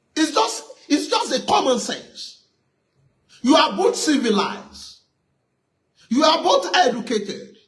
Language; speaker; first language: English; non-native, local second language; Yoruba